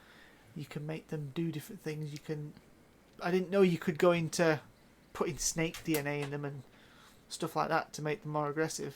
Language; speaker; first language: English; native; English